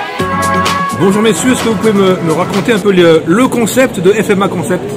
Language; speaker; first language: French; native; French